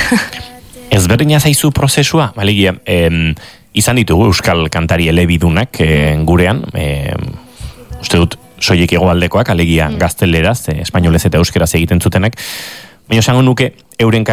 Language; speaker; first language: Basque; native; Basque